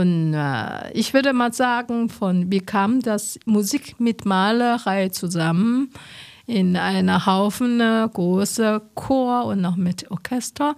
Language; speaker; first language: German; non-native, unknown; Chinese